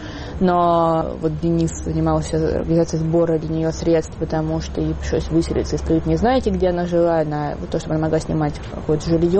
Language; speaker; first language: Russian; native; Russian